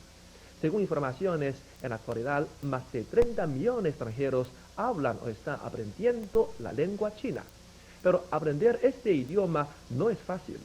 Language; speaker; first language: Spanish; non-native, fluent; Chinese